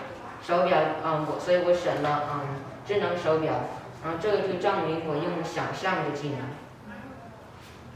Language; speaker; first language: Chinese; non-native, learner; English